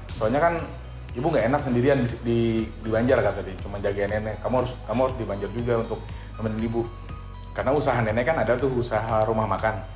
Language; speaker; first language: Indonesian; non-native, local second language; Banjar